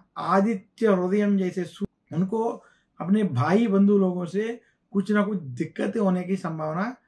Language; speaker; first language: Hindi; non-native, local second language; Telugu